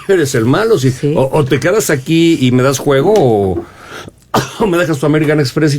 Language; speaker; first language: Spanish; native; Spanish